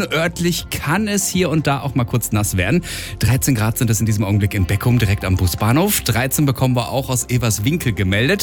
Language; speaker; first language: German; native; German